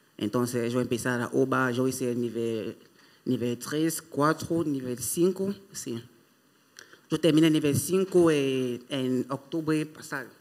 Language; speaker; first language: Spanish; non-native, fluent; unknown